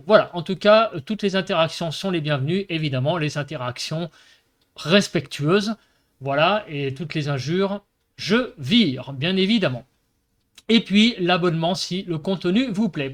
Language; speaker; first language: French; native; French